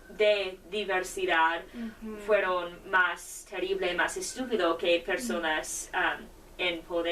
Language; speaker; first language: Spanish; non-native, learner; English